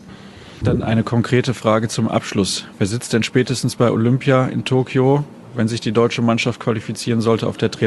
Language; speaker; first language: German; native; German